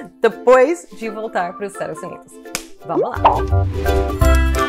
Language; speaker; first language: Portuguese; non-native, fluent; English